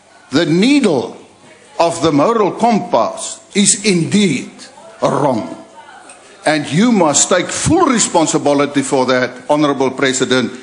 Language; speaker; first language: English; non-native, local second language; Afrikaans